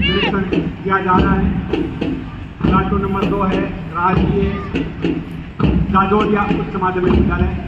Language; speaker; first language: Hindi; native; Hindi